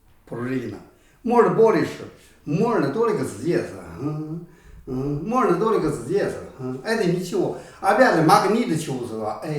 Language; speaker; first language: Russian; non-native, learner; Chinese